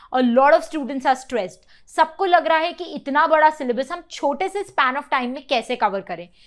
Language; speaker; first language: Hindi; native; Hindi